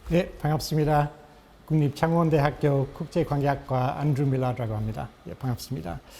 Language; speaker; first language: Korean; non-native, fluent; English